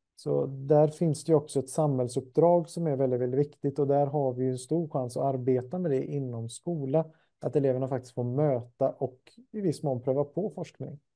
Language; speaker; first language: Swedish; native; Swedish